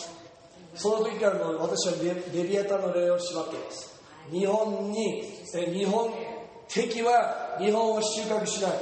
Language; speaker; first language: Japanese; non-native, fluent; English